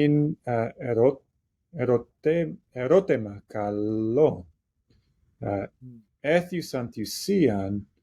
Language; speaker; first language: Greek; non-native, learner; English